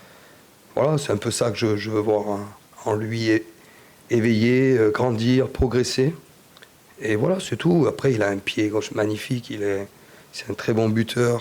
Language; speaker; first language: French; native; French